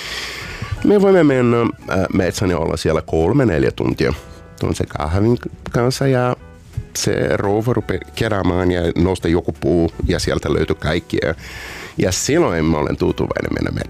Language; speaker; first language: Finnish; non-native, fluent; Portuguese